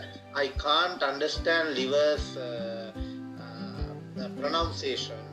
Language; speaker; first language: English; non-native, learner; Sinhala